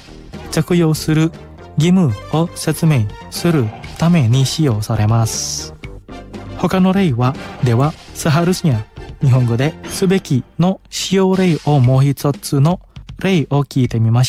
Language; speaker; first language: Japanese; non-native, fluent; Indonesian